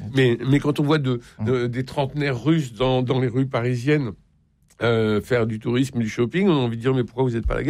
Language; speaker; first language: French; native; French